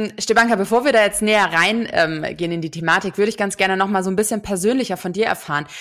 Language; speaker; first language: German; native; German